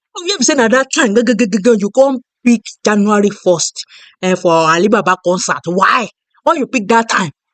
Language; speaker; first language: Nigerian Pidgin; non-native, local second language; Yoruba